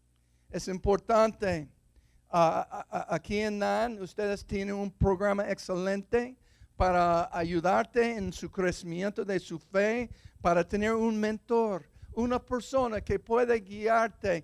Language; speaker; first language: Spanish; non-native, fluent; English